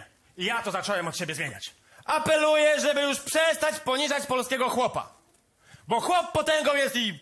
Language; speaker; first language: Polish; native; Polish